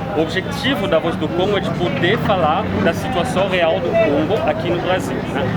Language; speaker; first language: Portuguese; non-native, fluent; Lingala